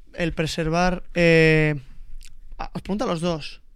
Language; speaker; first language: Spanish; native; Spanish